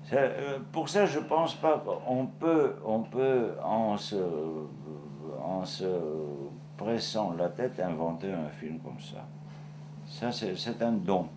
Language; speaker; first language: French; non-native, fluent; Georgian